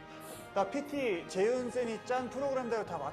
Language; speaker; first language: Korean; native; Korean